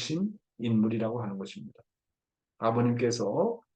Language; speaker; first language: Korean; native; Korean